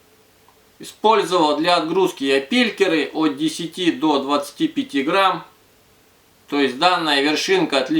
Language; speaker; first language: Russian; native; Russian